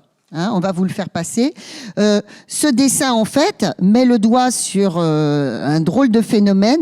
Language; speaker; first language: French; native; French